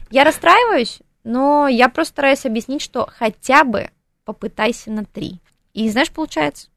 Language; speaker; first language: Russian; non-native, local second language; Ukrainian